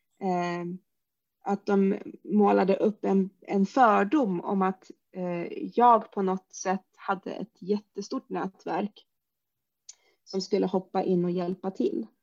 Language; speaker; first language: Swedish; early bilingual, other home language; Arabic